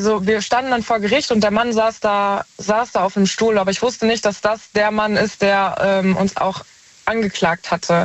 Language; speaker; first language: German; native; German